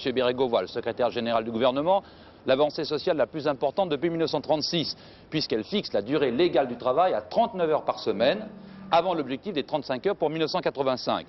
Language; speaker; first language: French; native; French